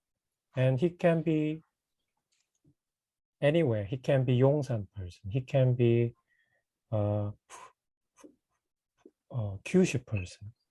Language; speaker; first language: English; non-native, fluent; Korean